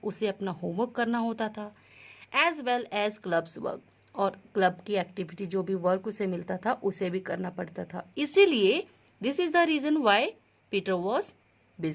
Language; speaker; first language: Hindi; native; Hindi